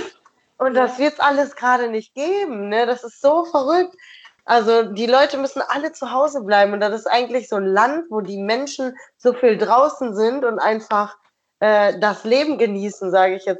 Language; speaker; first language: German; native; German